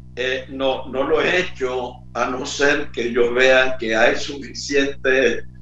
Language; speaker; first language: Spanish; native; Spanish